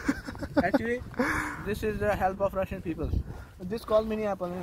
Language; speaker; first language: English; non-native, local second language; Hindi